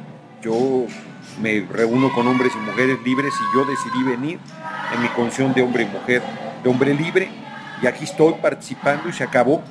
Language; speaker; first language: Spanish; native; Spanish